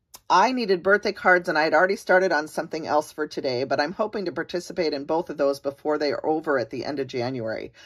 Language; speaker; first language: English; native; English